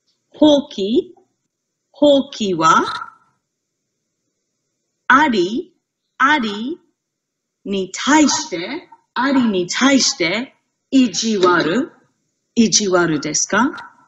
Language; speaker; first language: Japanese; non-native, fluent; English